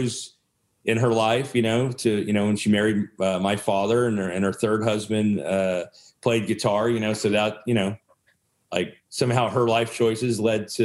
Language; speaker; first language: English; native; English